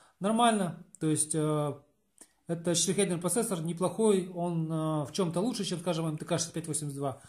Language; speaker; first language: Russian; native; Russian